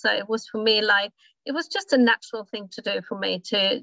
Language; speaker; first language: English; non-native, fluent; German